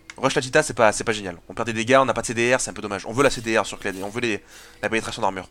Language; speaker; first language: French; native; French